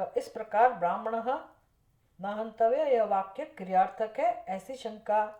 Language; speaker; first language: Hindi; non-native, local second language; Gujarati